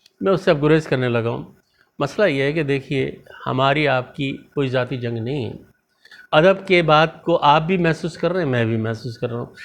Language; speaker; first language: Urdu; native; Urdu